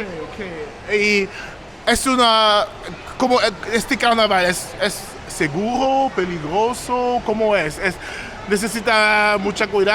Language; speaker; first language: Spanish; non-native, learner; English